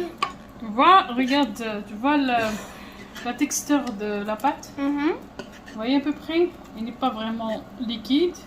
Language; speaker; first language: French; non-native, fluent; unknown